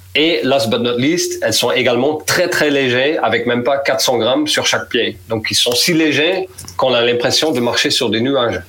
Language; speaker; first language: French; non-native, fluent; Dutch